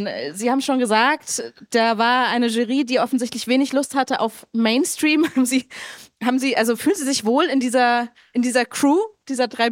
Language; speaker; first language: German; native; German